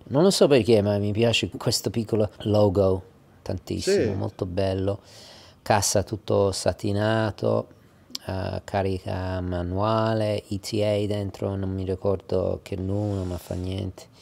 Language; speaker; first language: Italian; early bilingual, heritage; English